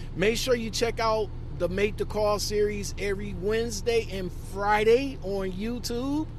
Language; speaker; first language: English; native; English